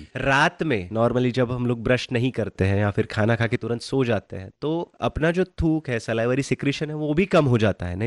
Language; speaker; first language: Hindi; native; Hindi